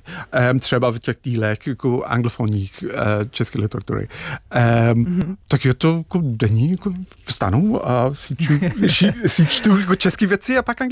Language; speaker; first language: Czech; non-native, fluent; English